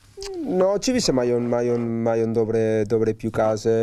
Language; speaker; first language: Polish; non-native, learner; Spanish